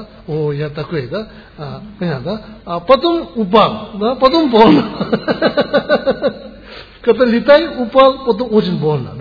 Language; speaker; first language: Russian; non-native, learner; Tibetan